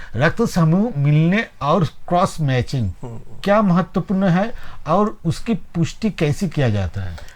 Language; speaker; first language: Hindi; non-native, local second language; Bangla